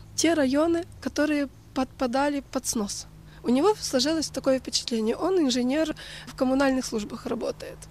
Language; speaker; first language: Russian; non-native, local second language; Ukrainian